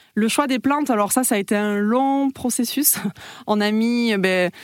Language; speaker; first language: French; native; French